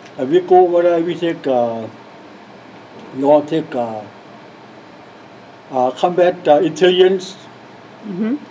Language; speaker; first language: English; non-native, learner; Lao